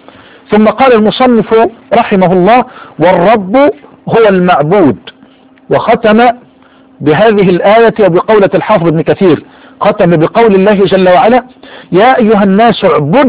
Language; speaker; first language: Arabic; native; Arabic